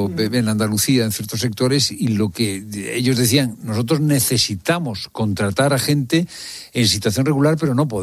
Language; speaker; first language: Spanish; native; Spanish